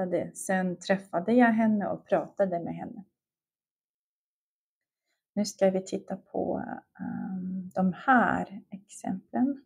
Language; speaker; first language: Swedish; non-native, fluent; Russian